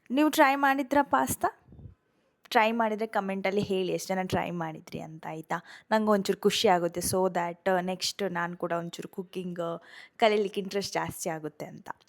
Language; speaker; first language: Kannada; non-native, local second language; Konkani